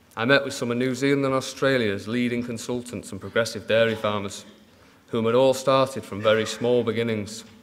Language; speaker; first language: English; native; English